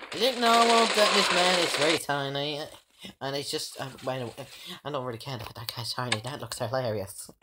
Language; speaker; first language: English; native; English